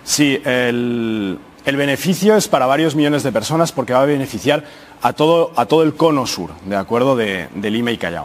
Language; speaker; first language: Spanish; native; Spanish